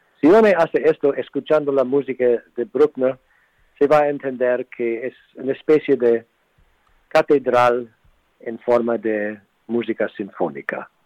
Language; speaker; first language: Spanish; non-native, fluent; English